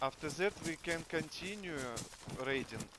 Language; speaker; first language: English; non-native, learner; Russian